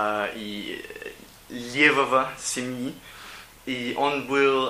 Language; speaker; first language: Russian; non-native, learner; English